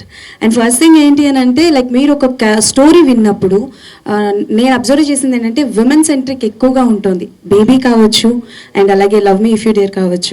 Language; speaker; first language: Telugu; native; Telugu